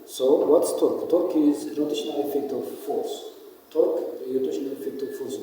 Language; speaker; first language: English; non-native, local second language; Amharic